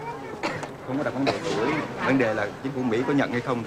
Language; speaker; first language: Vietnamese; native; Vietnamese